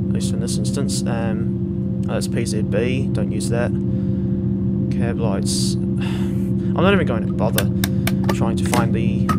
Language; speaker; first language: English; native; English